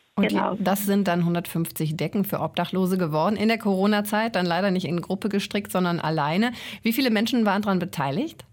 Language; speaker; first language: German; native; German